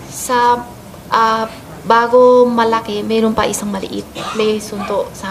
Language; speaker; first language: Filipino; non-native, learner; Chinese